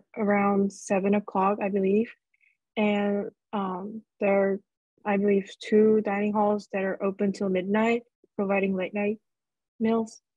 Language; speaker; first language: English; non-native, fluent; Korean